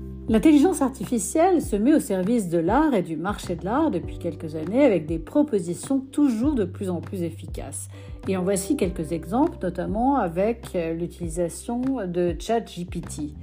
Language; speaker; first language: French; native; French